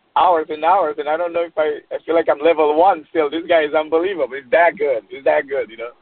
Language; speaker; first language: English; non-native, fluent; Romanian